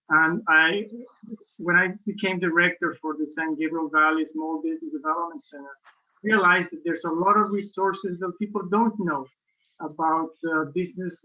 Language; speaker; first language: English; non-native, fluent; Spanish